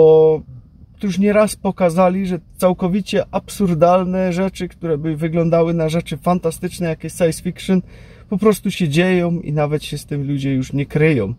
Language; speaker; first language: Polish; native; Polish